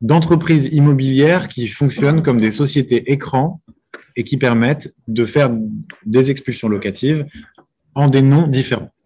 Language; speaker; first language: French; native; French